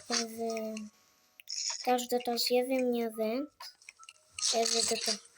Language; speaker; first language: Albanian; early bilingual, heritage; Albanian